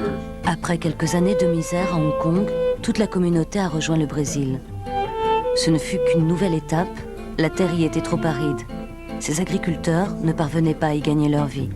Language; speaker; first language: French; native; French